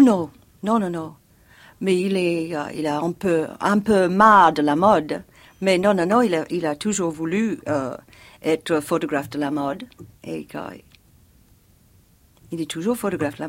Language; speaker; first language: French; non-native, fluent; English